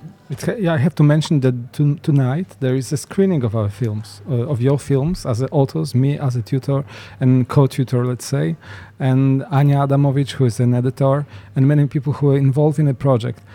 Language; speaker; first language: English; non-native, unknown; Polish